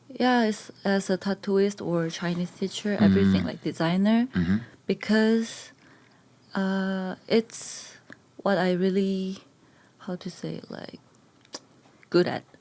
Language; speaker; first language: English; non-native, learner; Korean